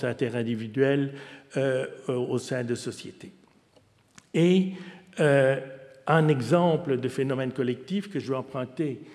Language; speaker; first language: French; native; French